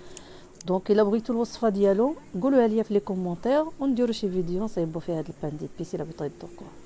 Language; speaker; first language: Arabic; native; Arabic